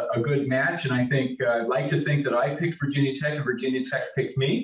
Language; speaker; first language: English; native; English